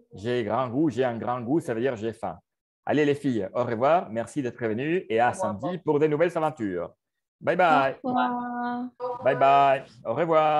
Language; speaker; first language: French; non-native, fluent; Spanish